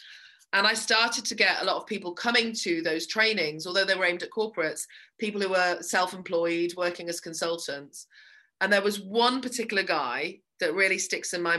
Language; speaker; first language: English; native; English